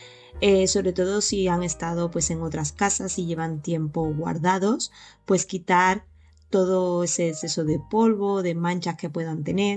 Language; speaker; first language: Spanish; native; Spanish